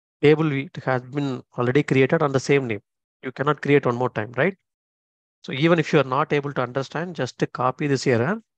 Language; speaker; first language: English; non-native, local second language; Tamil